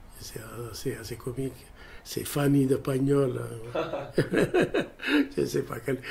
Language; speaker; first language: French; non-native, fluent; Amharic